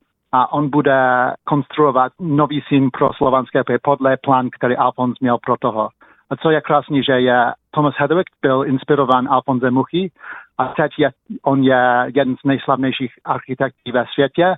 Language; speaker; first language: Czech; early bilingual, heritage; English